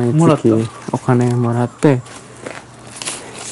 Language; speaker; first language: Japanese; non-native, learner; Indonesian